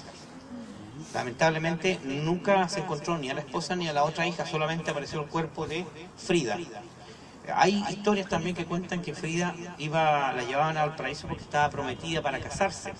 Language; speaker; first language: Spanish; native; Spanish